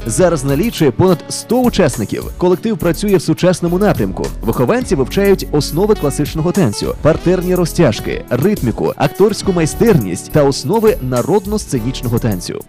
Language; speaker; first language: Ukrainian; native; Ukrainian